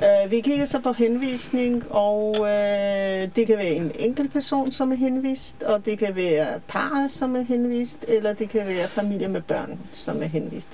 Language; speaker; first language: Danish; non-native, fluent; Polish